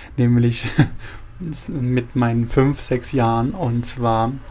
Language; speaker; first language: German; early bilingual, other home language; Spanish